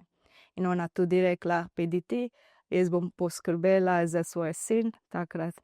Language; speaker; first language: Slovenian; non-native, learner; Divehi